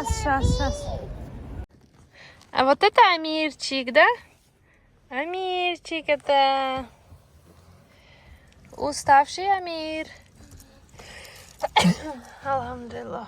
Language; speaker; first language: Russian; non-native, local second language; Tajik